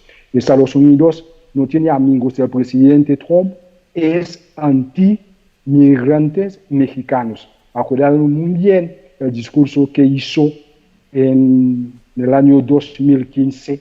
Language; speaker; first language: Spanish; non-native, fluent; Haitian Creole